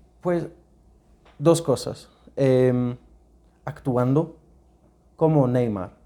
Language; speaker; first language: Spanish; non-native, learner; English